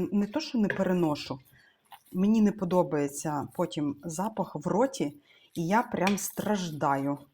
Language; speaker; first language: Ukrainian; non-native, local second language; Russian